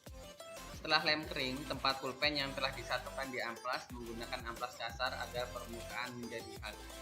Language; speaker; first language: Indonesian; native; Indonesian